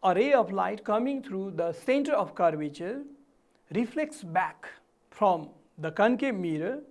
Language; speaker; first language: English; non-native, local second language; Nepali